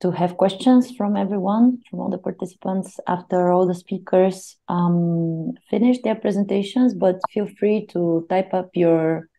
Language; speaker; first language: English; non-native, fluent; Bulgarian